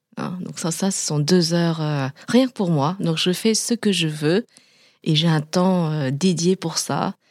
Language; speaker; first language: French; early bilingual, other home language; Vietnamese